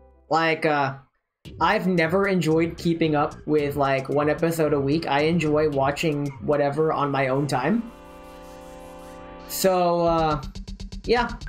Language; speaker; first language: English; native; English